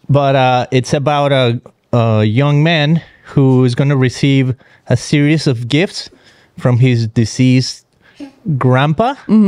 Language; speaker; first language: English; non-native, fluent; Spanish